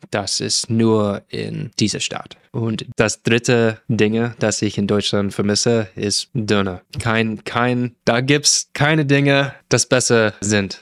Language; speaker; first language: German; non-native, learner; English